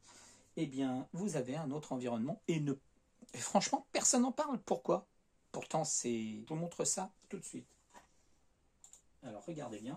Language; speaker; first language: French; native; French